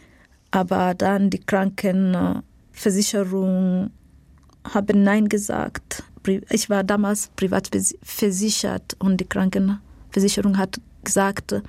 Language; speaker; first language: German; non-native, learner; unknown